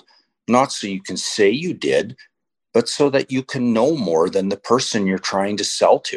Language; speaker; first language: English; native; English